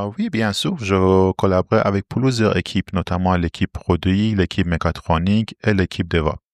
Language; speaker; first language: French; non-native, fluent; Persian